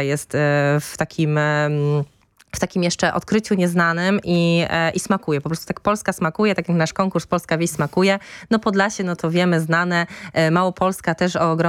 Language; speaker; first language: Polish; native; Polish